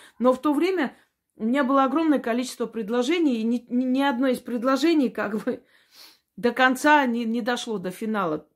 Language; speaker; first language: Russian; non-native, local second language; Armenian